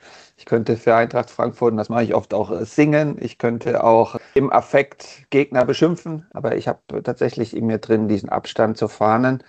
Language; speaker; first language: German; native; German